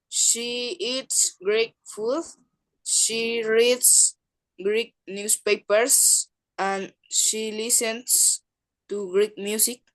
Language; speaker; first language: English; non-native, learner; Spanish